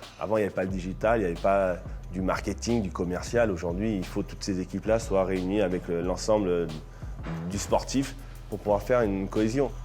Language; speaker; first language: French; native; French